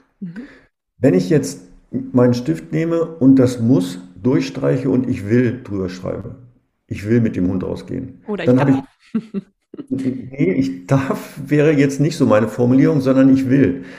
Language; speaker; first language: German; native; German